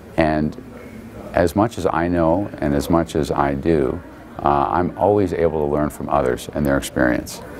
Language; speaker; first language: English; native; English